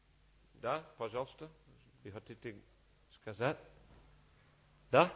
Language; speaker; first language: Russian; non-native, learner; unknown